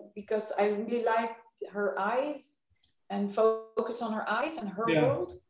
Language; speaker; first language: English; non-native, fluent; Dutch